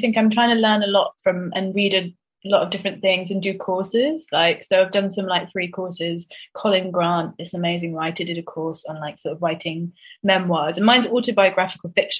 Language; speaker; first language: English; native; English